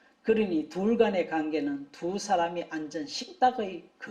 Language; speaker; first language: Korean; native; Korean